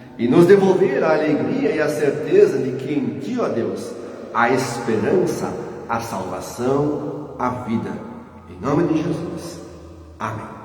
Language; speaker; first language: Portuguese; native; Portuguese